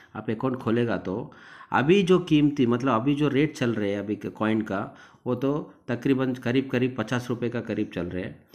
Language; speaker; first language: Hindi; non-native, local second language; Telugu